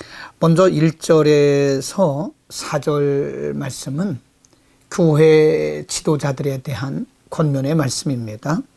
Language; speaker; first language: Korean; native; Korean